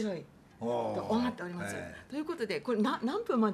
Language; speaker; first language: Japanese; native; Japanese